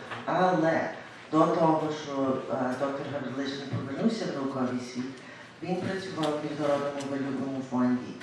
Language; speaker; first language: Ukrainian; early bilingual, heritage; Ukrainian